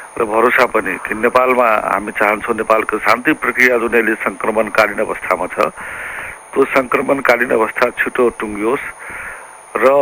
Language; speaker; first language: Nepali; non-native, local second language; Maithili